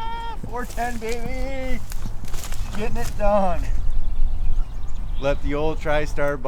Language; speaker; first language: English; native; English